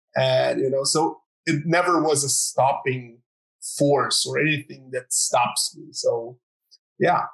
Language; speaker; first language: English; non-native, fluent; Croatian